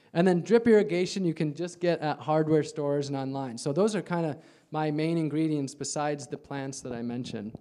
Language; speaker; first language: English; native; English